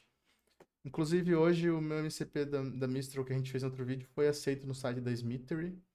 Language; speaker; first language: Portuguese; native; Portuguese